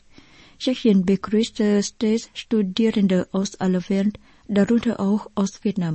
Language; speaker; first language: German; non-native, fluent; Vietnamese